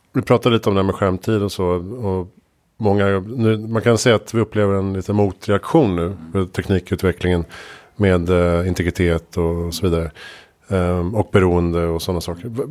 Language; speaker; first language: Swedish; native; Swedish